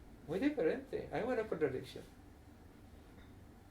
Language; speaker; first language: Spanish; non-native, fluent; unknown